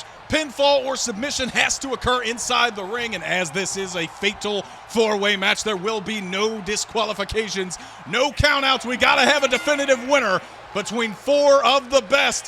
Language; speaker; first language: English; native; English